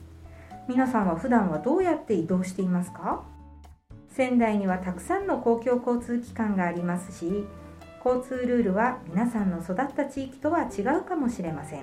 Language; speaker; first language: Japanese; native; Japanese